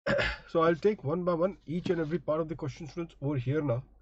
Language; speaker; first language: English; non-native, local second language; Hindi